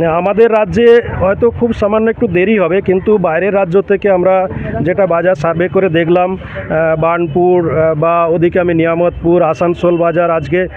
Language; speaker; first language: Bangla; native; Bangla